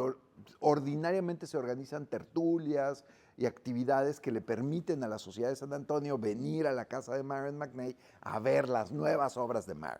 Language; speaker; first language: Spanish; native; Spanish